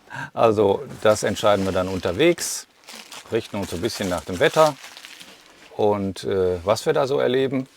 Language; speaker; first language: German; native; German